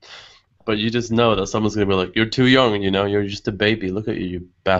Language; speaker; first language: English; native; English